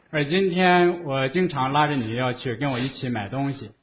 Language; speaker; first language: Chinese; native; Chinese